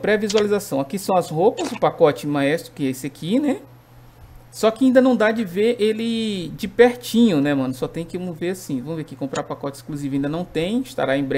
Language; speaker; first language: Portuguese; native; Portuguese